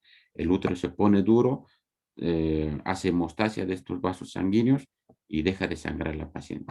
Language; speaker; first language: Spanish; native; Spanish